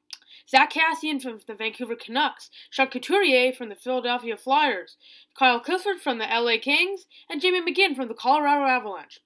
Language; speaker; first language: English; native; English